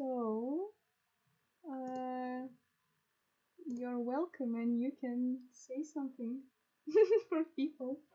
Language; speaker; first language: English; non-native, learner; Russian